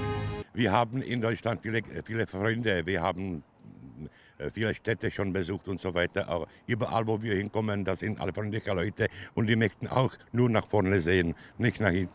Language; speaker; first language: German; non-native, fluent; Czech